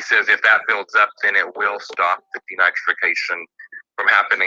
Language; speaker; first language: English; native; English